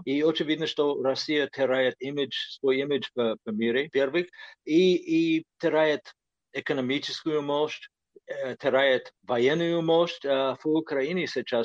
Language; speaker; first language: Russian; non-native, fluent; English